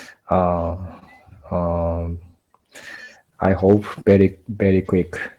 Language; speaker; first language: English; non-native, learner; Japanese